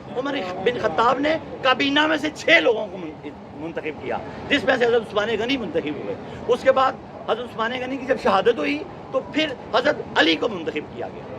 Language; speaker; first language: Urdu; non-native, local second language; Punjabi